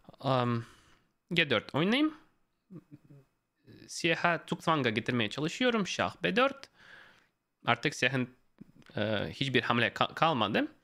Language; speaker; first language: Turkish; non-native, fluent; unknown